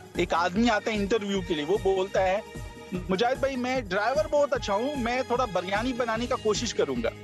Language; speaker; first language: Urdu; non-native, local second language; Pashto